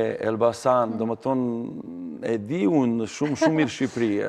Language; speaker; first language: Albanian; non-native, learner; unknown